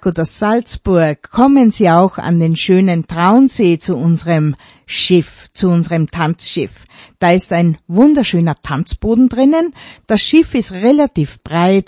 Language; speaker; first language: German; native; German